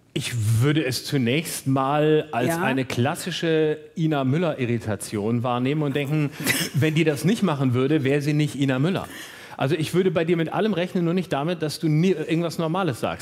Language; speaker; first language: German; native; German